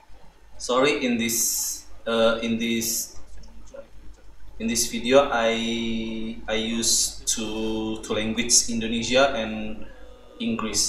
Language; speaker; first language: English; non-native, learner; Indonesian